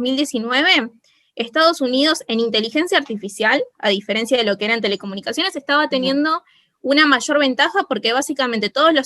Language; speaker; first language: Spanish; native; Spanish